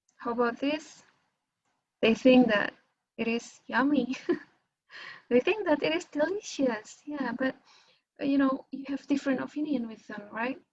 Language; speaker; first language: English; non-native, fluent; Indonesian